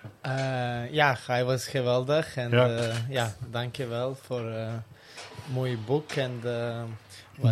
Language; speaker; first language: Dutch; non-native, learner; Serbian